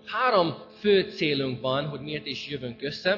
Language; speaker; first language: Hungarian; non-native, fluent; English